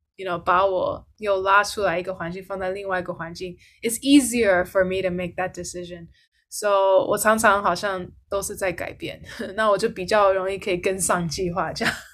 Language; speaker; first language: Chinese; early bilingual, heritage; Chinese